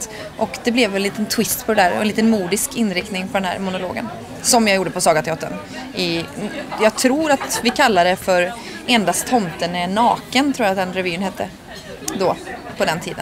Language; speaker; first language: Swedish; native; Swedish